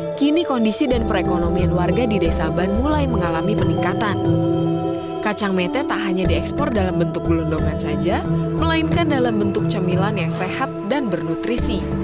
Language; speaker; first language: Indonesian; native; Indonesian